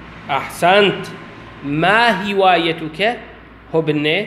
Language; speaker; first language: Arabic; non-native, fluent; Turkish